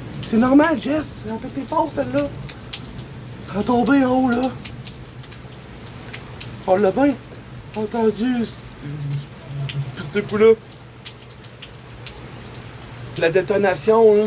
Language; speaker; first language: French; native; French